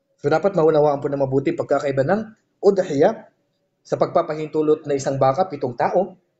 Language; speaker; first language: Filipino; native; Filipino